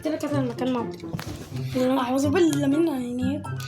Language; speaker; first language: Arabic; native; Arabic